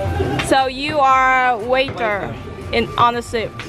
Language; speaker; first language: English; non-native, fluent; Vietnamese